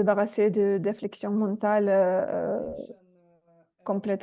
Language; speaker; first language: French; non-native, fluent; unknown